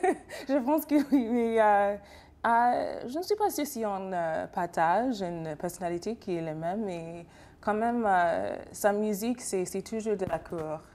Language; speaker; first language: French; non-native, fluent; English